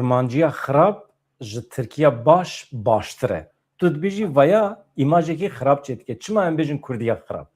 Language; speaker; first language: Kurdish; native; Kurdish